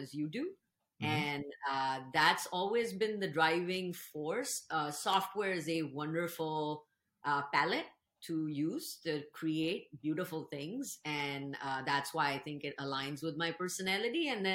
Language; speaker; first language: English; non-native, local second language; Urdu